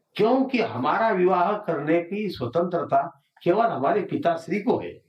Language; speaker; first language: Hindi; non-native, local second language; Marathi